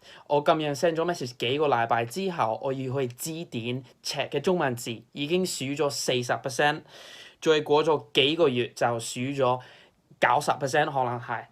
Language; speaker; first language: Cantonese; non-native, fluent; English